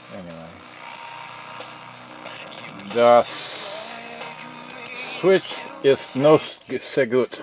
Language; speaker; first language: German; non-native, learner; English